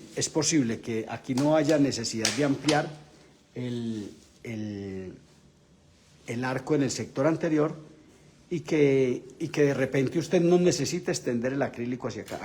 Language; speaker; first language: Spanish; native; Spanish